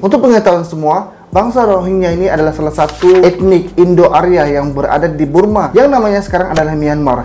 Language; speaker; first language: Malay; native; Malay